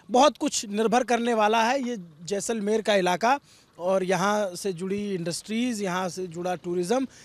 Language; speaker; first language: Hindi; native; Hindi